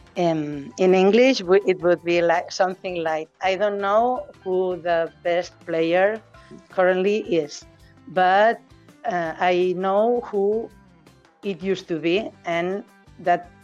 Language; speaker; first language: English; non-native, fluent; Catalan